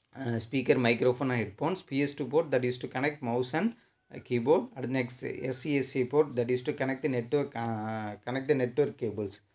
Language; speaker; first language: English; non-native, local second language; Tamil